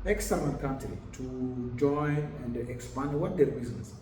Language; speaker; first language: English; non-native, local second language; Amharic